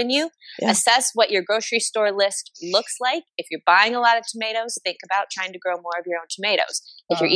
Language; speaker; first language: English; native; English